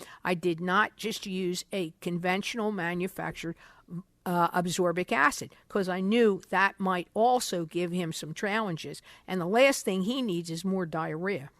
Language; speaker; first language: English; native; English